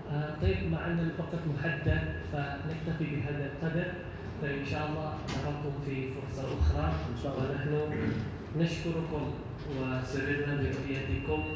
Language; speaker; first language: Arabic; non-native, fluent; Indonesian